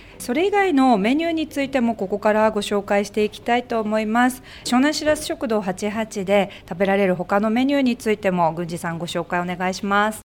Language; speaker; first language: Japanese; native; Japanese